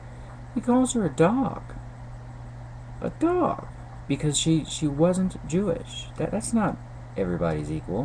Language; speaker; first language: English; native; English